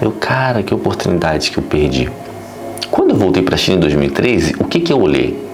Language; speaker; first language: Portuguese; native; Portuguese